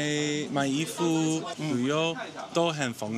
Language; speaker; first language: Chinese; non-native, learner; English